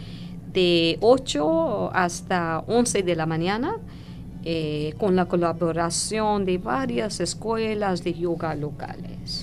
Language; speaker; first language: Spanish; non-native, fluent; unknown